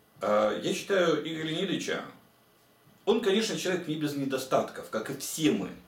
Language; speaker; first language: Russian; native; Russian